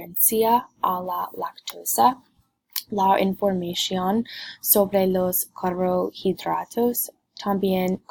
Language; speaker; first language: Spanish; non-native, learner; English